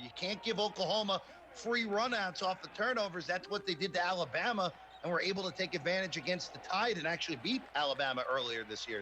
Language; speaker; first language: English; native; English